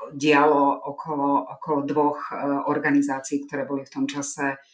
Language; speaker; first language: Slovak; non-native, local second language; Hungarian